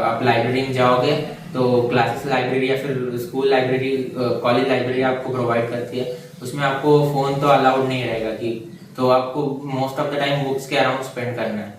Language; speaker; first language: Hindi; non-native, local second language; Marathi